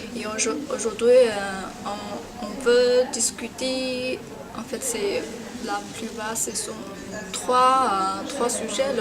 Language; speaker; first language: French; non-native, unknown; Chinese